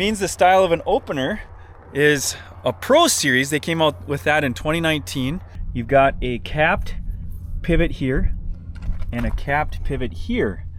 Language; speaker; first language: English; native; English